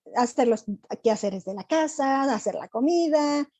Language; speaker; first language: Spanish; native; Spanish